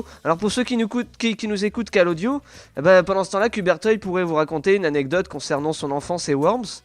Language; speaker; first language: French; native; French